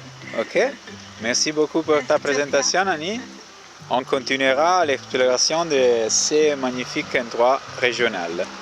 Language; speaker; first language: French; non-native, learner; Italian